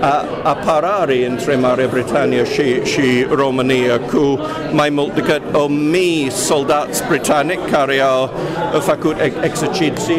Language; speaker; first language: Romanian; non-native, fluent; English